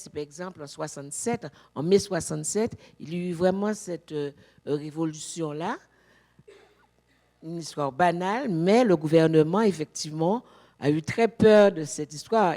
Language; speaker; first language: French; native; French